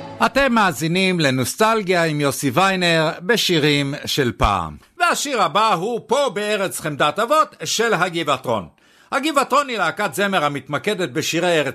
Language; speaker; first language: Hebrew; native; Hebrew